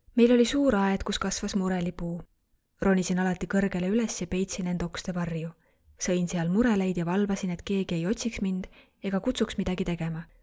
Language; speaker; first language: Estonian; non-native, fluent; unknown